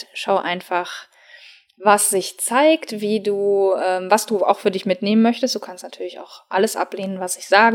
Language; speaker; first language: German; native; German